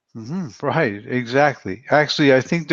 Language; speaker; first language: English; non-native, fluent; Spanish